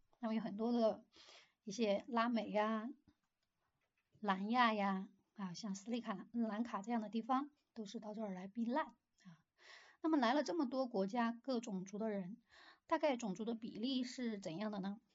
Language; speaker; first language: Chinese; native; Chinese